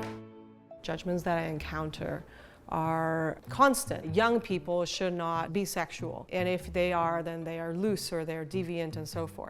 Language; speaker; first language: English; early bilingual, other home language; Cantonese